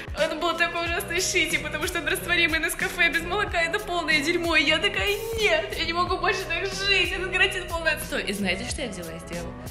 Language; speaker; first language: Russian; native; Russian